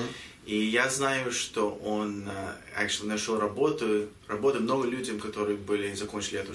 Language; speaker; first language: Russian; early bilingual, heritage; Russian